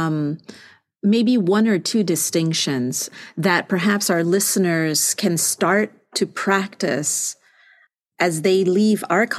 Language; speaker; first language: English; non-native, local second language; Malay